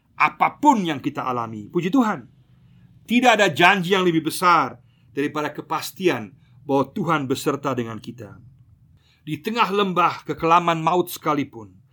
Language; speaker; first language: Indonesian; non-native, fluent; German